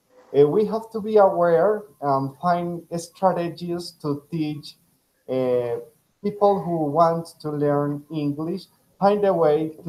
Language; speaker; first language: English; non-native, fluent; Spanish